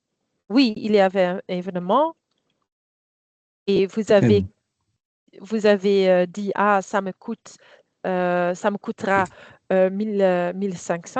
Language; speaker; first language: French; non-native, fluent; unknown